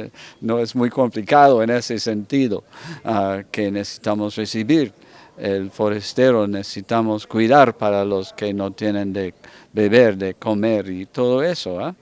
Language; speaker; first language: Spanish; non-native, fluent; English